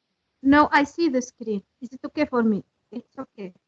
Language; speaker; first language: English; non-native, learner; Arabic